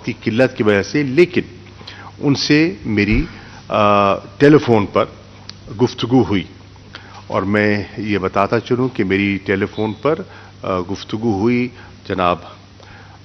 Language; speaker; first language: Urdu; non-native, local second language; Saraiki